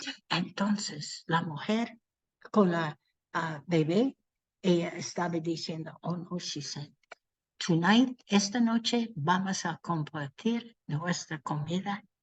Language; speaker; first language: Spanish; non-native, learner; English